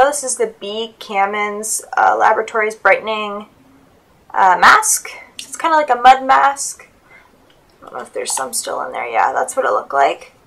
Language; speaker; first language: English; native; English